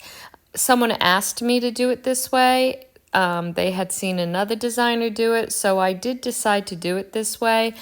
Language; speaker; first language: English; native; English